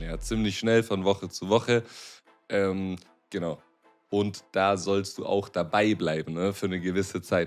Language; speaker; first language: German; native; German